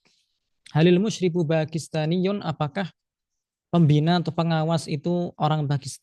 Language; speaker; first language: Indonesian; native; Indonesian